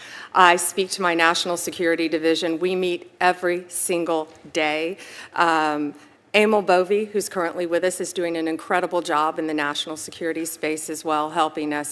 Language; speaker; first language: English; native; English